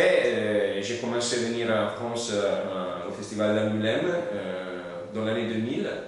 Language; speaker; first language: French; non-native, learner; Italian